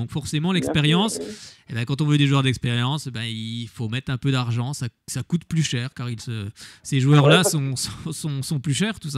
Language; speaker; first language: French; native; French